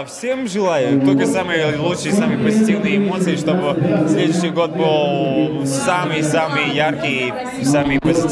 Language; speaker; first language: Russian; non-native, fluent; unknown